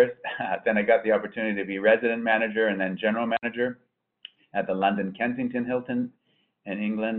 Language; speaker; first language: English; native; English